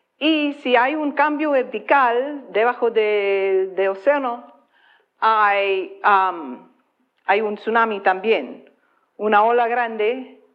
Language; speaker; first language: Spanish; non-native, fluent; English